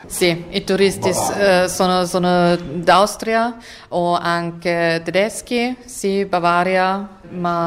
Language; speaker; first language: Italian; non-native, fluent; German